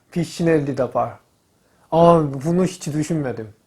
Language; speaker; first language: Turkish; non-native, learner; Korean